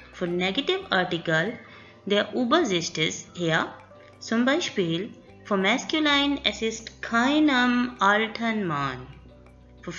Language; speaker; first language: German; non-native, learner; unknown